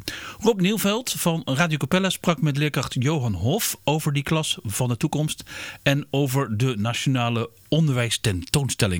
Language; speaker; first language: Dutch; native; Dutch